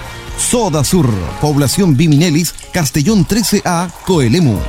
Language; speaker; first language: Spanish; native; Spanish